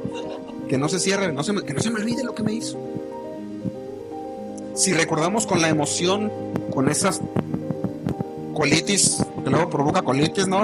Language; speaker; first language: Spanish; native; Spanish